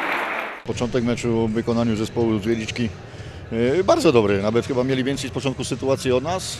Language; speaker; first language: Polish; native; Polish